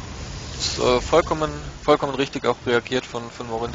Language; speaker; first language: German; native; German